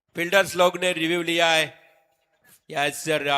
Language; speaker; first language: Hindi; non-native, local second language; Marathi